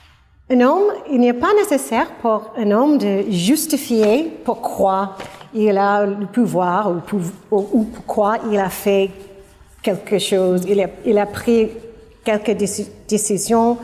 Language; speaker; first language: French; non-native, fluent; English